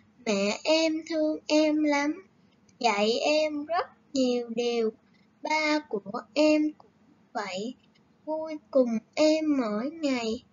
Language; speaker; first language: Vietnamese; native; Vietnamese